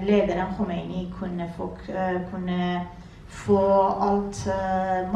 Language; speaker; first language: Norwegian; non-native, fluent; Persian